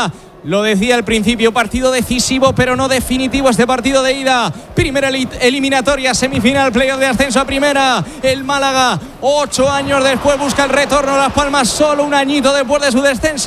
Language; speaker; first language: Spanish; native; Spanish